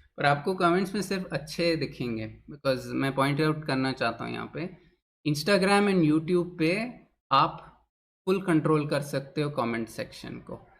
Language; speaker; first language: Hindi; non-native, local second language; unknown